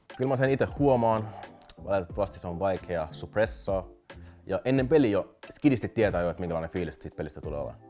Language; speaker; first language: Finnish; early bilingual, other home language; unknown